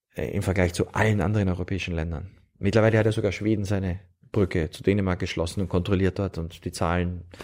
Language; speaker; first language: German; native; German